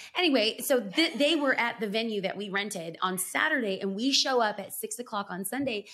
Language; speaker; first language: English; native; English